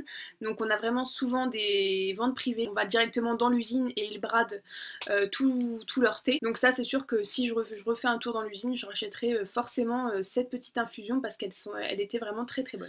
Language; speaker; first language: French; native; French